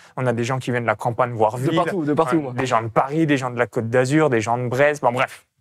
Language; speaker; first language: French; native; French